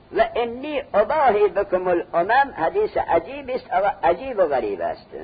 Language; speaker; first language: Persian; native; Persian